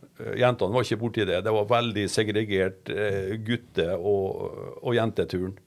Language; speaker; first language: Norwegian; native; Norwegian